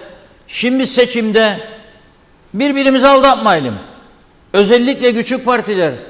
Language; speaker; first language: Turkish; native; Turkish